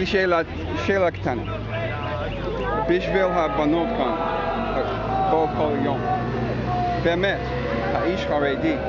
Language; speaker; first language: Hebrew; non-native, fluent; English